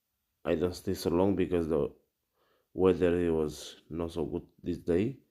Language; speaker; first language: English; non-native, learner; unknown